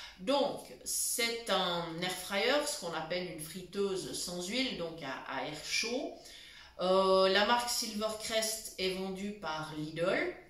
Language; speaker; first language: French; native; French